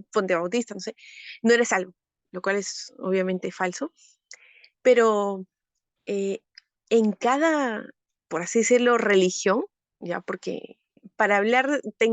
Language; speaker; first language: Spanish; native; Spanish